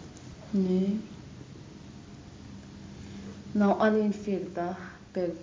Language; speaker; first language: Dutch; non-native, learner; Arabic